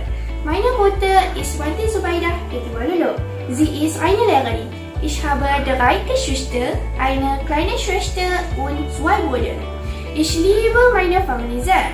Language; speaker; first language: German; non-native, learner; Malay